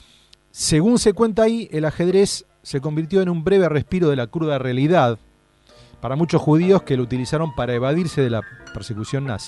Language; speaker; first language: Spanish; native; Spanish